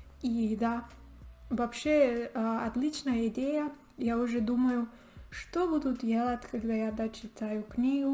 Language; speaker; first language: Russian; non-native, learner; Spanish